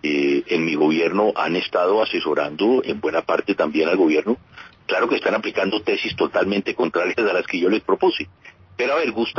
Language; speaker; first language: Spanish; native; Spanish